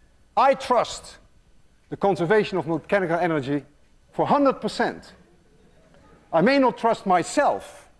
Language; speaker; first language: English; non-native, fluent; Dutch